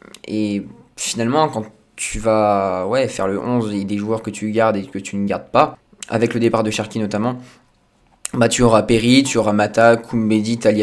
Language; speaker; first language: French; native; French